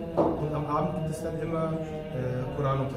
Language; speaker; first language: German; early bilingual, other home language; Turkish